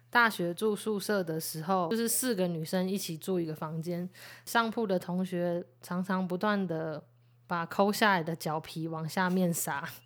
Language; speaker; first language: Chinese; native; Chinese